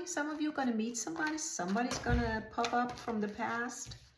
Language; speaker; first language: English; non-native, fluent; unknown